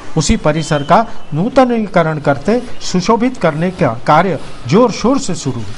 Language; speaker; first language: Hindi; non-native, local second language; Marathi